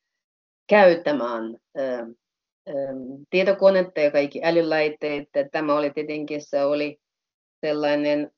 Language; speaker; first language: Finnish; non-native, fluent; Russian